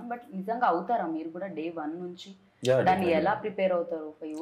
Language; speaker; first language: Telugu; native; Telugu